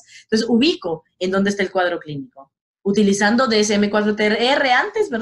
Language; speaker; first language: Spanish; native; Spanish